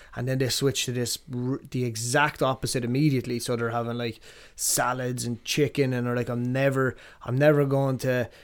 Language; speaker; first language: English; native; English